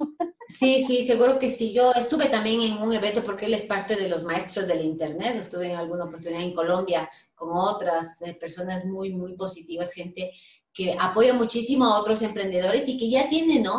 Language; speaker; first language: Spanish; native; Spanish